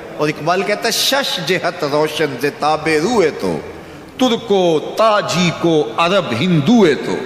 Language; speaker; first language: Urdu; non-native, local second language; Punjabi